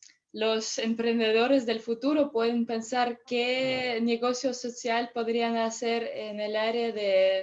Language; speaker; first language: Spanish; non-native, fluent; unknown